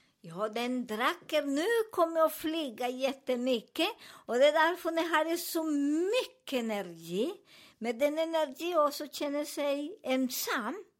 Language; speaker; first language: Swedish; non-native, learner; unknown